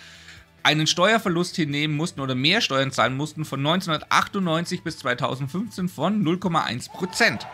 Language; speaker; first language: German; native; German